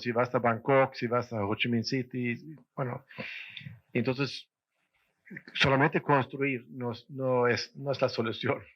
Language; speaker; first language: Spanish; non-native, fluent; Swedish